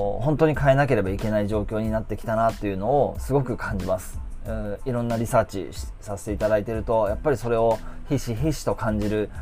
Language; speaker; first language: Japanese; native; Japanese